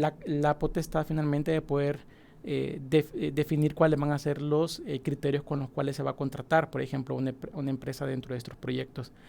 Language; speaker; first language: Spanish; native; Spanish